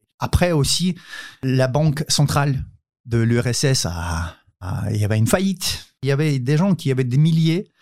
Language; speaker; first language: French; non-native, fluent; Ukrainian